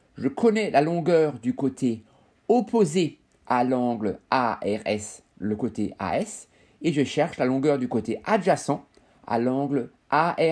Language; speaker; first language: French; native; French